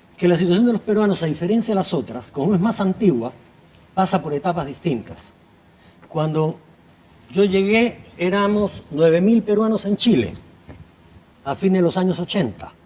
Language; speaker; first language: Spanish; native; Spanish